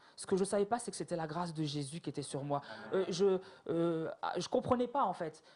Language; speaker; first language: French; native; French